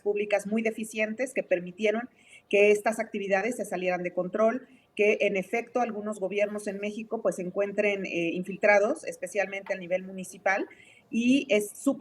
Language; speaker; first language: Spanish; native; Spanish